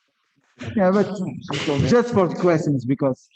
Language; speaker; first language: English; non-native, learner; Portuguese